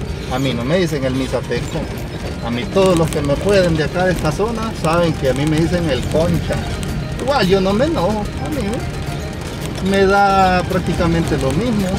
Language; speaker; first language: Spanish; native; Spanish